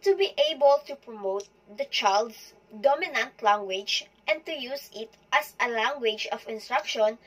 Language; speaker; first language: English; non-native, local second language; Filipino